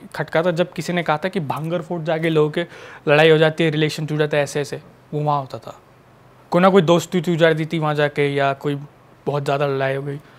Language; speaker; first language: Hindi; native; Hindi